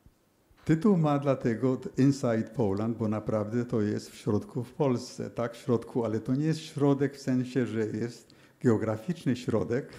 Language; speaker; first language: Polish; early bilingual, heritage; Polish